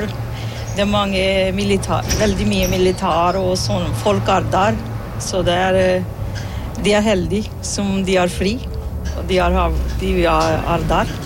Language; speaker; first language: Norwegian; non-native, learner; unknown